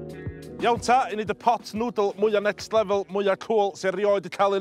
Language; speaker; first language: Welsh; native; Welsh